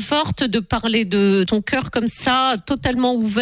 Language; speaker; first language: French; native; French